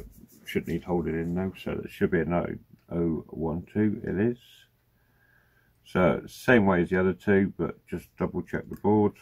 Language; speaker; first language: English; native; English